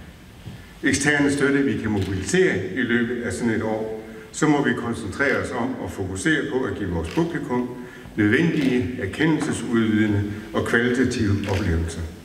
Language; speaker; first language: Danish; native; Danish